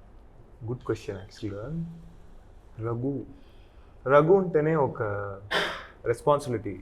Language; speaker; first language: Telugu; non-native, local second language; Tamil